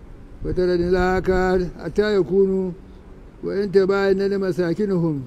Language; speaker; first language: Arabic; non-native, fluent; Hausa